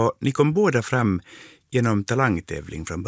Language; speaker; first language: Swedish; native; Swedish